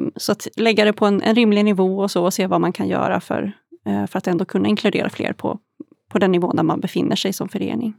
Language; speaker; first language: Swedish; native; Swedish